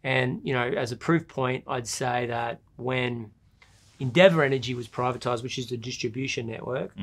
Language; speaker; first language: English; native; English